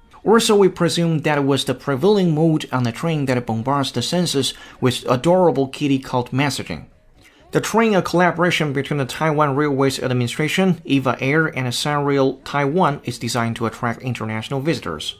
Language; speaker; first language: English; non-native, fluent; Chinese